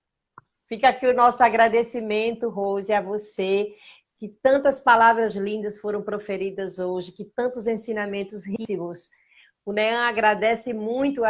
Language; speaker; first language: Portuguese; native; Portuguese